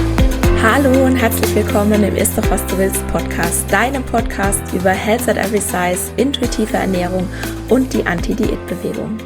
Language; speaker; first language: German; native; German